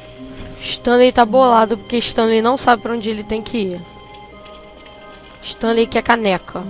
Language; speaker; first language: Portuguese; native; Portuguese